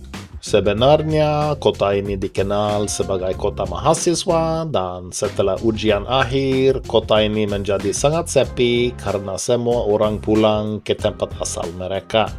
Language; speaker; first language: Indonesian; non-native, fluent; Norwegian